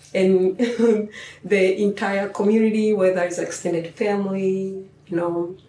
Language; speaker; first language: English; non-native, local second language; Swahili